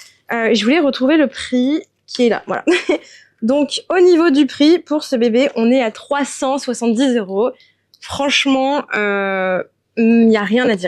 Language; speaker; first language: French; native; French